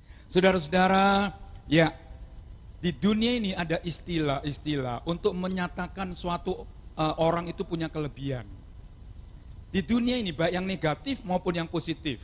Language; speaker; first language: Indonesian; non-native, local second language; Javanese